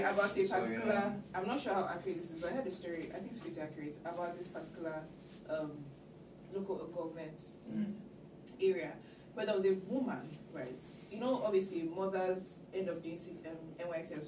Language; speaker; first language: English; non-native, local second language; Yoruba